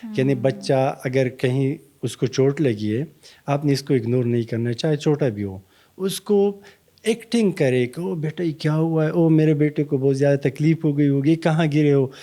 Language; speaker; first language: Urdu; non-native, local second language; Pashto